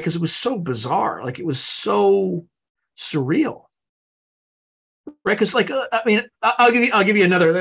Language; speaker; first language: English; native; English